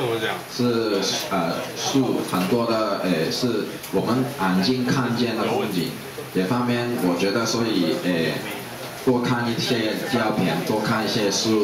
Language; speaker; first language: Chinese; non-native, local second language; Cantonese